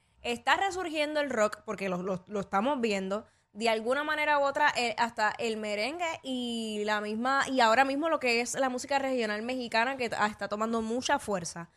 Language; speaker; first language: Spanish; native; Spanish